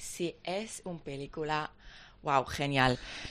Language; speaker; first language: Spanish; non-native, learner; Hebrew